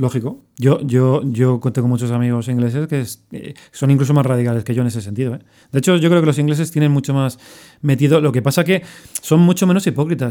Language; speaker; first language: Spanish; native; Spanish